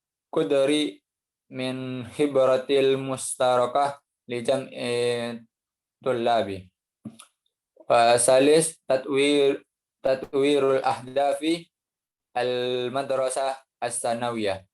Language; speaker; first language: Arabic; non-native, learner; Indonesian